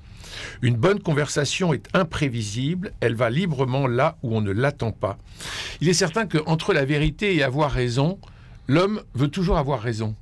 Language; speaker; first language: French; native; French